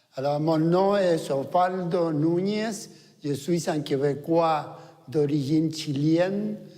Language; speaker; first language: French; non-native, fluent; Spanish